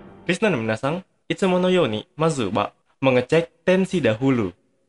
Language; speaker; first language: Japanese; non-native, fluent; Indonesian